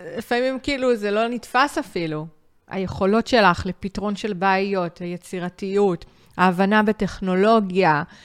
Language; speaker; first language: Hebrew; native; Hebrew